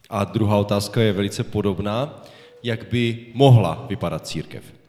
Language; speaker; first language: Czech; native; Czech